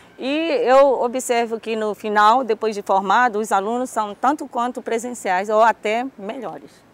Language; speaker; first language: Portuguese; early bilingual, other home language; Japanese